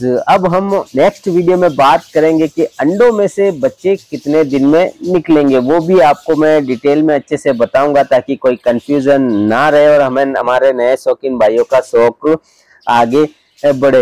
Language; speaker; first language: Hindi; native; Hindi